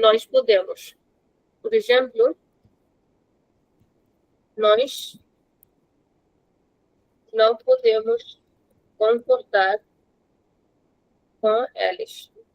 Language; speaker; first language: Portuguese; non-native, fluent; Hindi